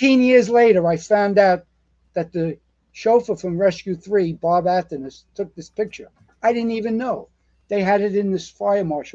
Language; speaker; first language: English; native; English